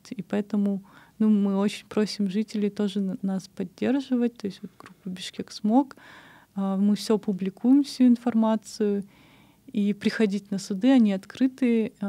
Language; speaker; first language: Russian; non-native, local second language; Kyrgyz